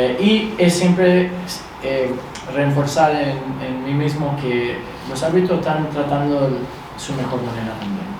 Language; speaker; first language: Spanish; early bilingual, other home language; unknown